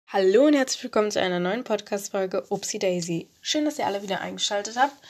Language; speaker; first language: German; early bilingual, other home language; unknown